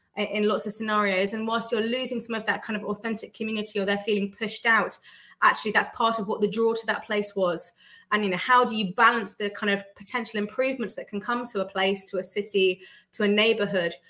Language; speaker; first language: English; native; English